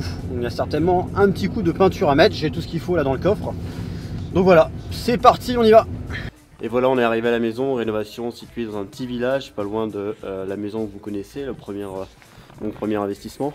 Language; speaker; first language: French; native; French